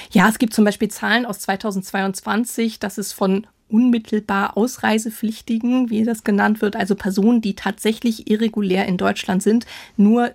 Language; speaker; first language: German; native; German